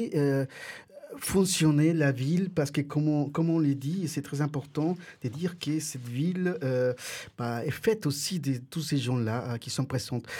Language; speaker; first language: French; non-native, fluent; Spanish